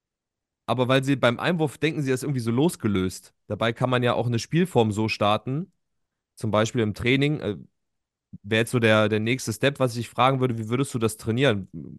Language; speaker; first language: German; native; German